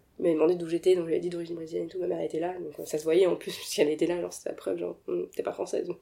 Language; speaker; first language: French; native; French